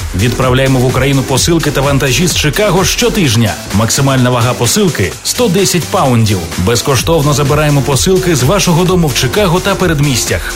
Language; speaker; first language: Ukrainian; native; Ukrainian